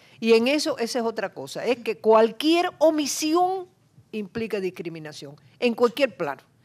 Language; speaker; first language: Spanish; native; Spanish